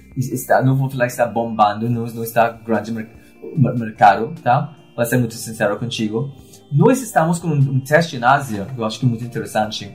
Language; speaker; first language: Portuguese; non-native, fluent; English